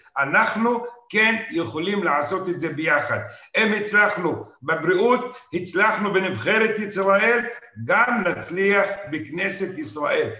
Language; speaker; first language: Hebrew; non-native, local second language; Arabic